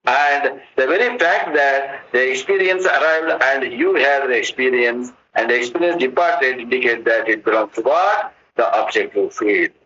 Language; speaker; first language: English; non-native, local second language; Kannada